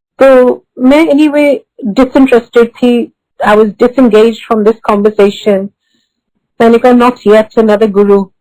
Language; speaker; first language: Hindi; early bilingual, heritage; Hindi